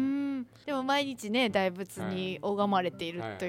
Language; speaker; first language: Japanese; native; Japanese